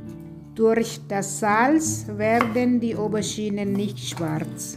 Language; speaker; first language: German; non-native, fluent; Thai